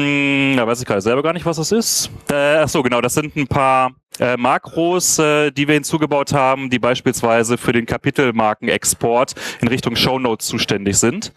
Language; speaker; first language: German; native; German